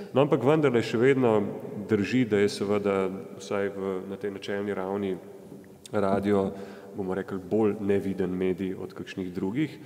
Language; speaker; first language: Slovenian; native; Slovenian